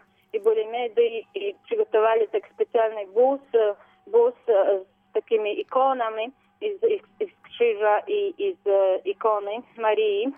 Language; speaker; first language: Polish; non-native, learner; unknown